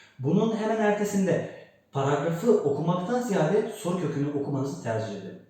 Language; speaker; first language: Turkish; native; Turkish